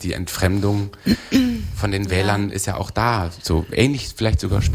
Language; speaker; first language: German; native; German